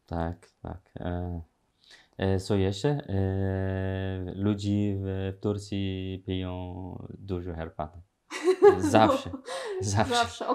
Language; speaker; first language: Polish; non-native, learner; Arabic